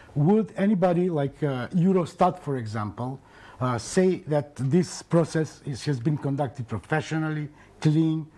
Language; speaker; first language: English; non-native, fluent; Macedonian